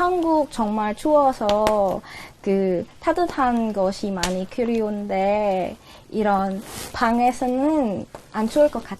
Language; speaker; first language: Korean; non-native, fluent; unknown